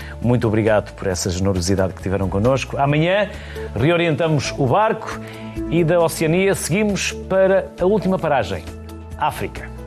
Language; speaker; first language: Portuguese; native; Portuguese